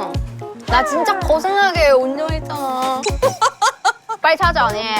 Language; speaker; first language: Korean; non-native, fluent; Chinese